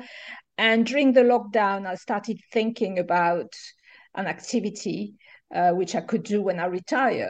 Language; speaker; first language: English; non-native, fluent; French